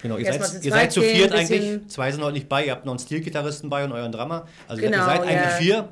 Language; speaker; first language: German; native; German